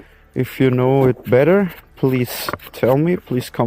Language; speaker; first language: English; non-native, learner; German